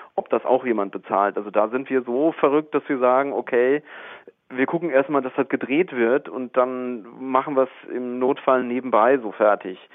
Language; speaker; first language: German; native; German